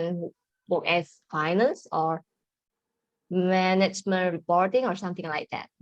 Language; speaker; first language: English; non-native, learner; Indonesian